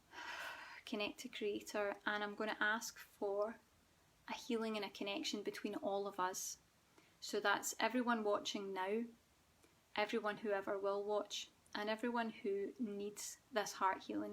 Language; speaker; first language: English; native; English